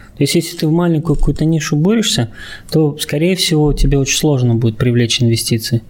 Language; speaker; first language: Russian; native; Russian